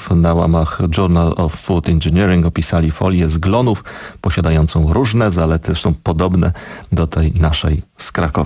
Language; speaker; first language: Polish; native; Polish